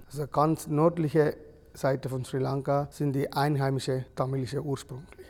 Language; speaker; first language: German; non-native, fluent; Sinhala